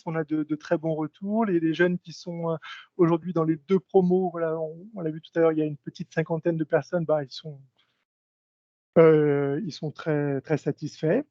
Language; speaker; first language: French; native; French